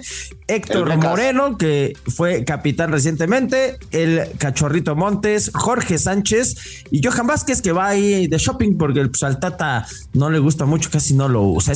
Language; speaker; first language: Spanish; native; Spanish